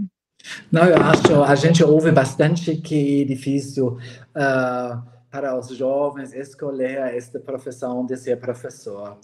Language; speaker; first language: Portuguese; non-native, fluent; German